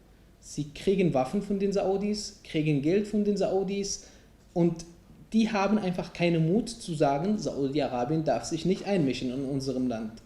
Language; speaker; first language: German; non-native, fluent; Arabic